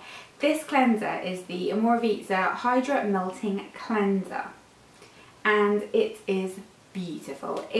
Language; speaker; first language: English; native; English